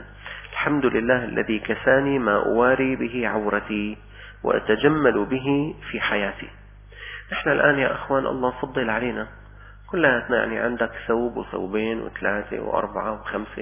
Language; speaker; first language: Arabic; native; Arabic